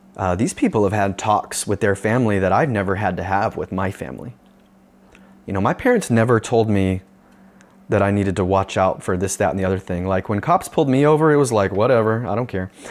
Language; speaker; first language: English; native; English